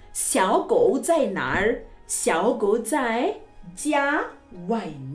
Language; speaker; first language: Chinese; non-native, fluent; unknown